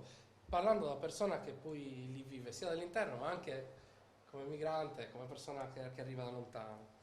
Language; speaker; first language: Italian; native; Italian